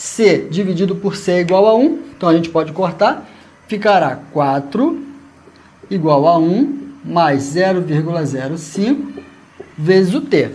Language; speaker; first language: Portuguese; native; Portuguese